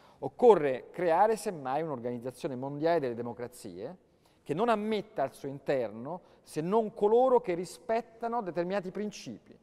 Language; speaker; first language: Italian; native; Italian